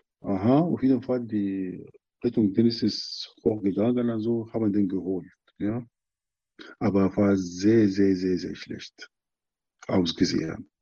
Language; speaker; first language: German; non-native, learner; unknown